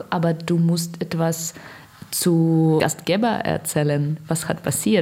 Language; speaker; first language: German; non-native, learner; Russian